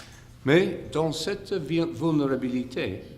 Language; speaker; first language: French; non-native, fluent; English